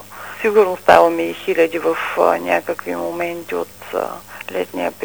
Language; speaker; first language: Bulgarian; native; Bulgarian